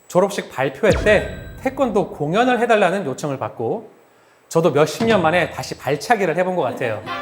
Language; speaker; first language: Korean; native; Korean